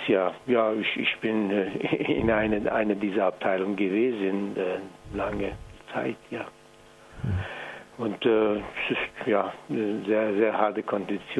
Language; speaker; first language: German; non-native, fluent; Persian